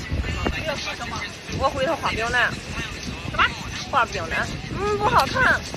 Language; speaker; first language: Chinese; native; Chinese